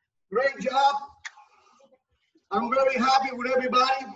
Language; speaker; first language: English; non-native, fluent; Spanish